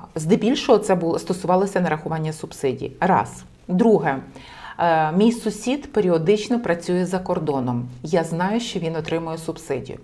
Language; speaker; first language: Ukrainian; native; Ukrainian